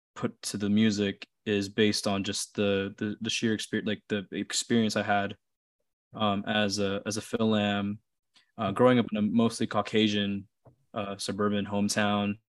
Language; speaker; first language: English; early bilingual, other home language; Filipino